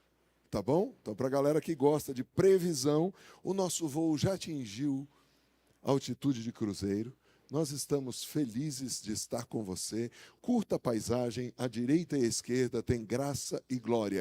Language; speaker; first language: Portuguese; native; Portuguese